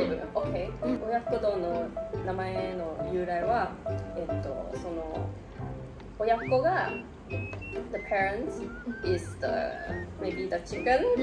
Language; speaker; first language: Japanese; non-native, fluent; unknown